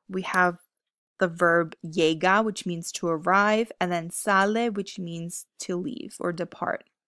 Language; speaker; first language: English; native; English